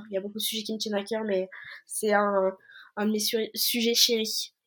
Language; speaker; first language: French; native; French